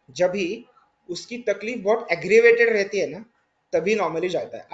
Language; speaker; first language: Hindi; non-native, local second language; Marathi